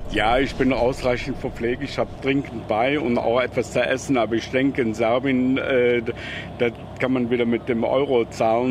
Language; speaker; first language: German; native; German